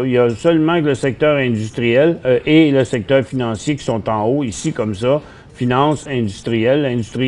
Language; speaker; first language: French; native; French